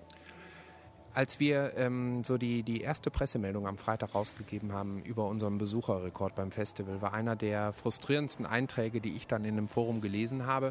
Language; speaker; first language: German; native; German